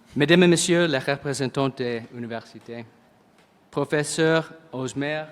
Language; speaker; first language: French; non-native, fluent; English